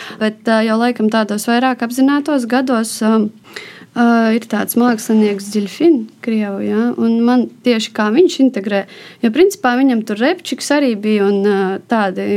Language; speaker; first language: Latvian; non-native, local second language; Russian